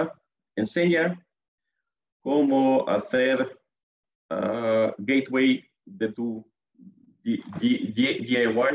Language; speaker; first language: Spanish; non-native, fluent; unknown